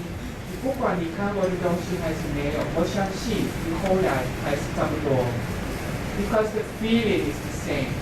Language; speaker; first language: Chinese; non-native, fluent; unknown